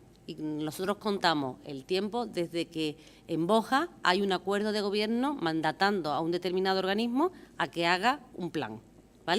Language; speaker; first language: Spanish; native; Spanish